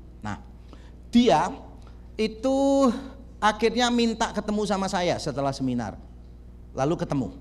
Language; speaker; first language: Indonesian; native; Indonesian